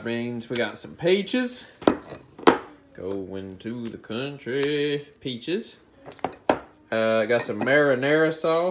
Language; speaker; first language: English; native; English